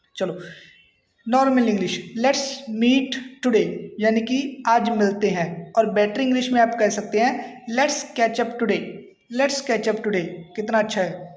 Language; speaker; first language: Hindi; non-native, local second language; Punjabi